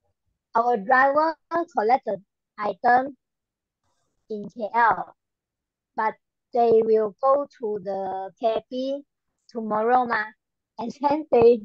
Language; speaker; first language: English; non-native, learner; Malay